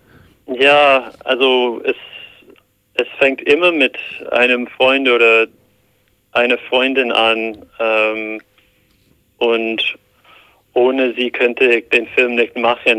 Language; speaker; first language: German; non-native, fluent; English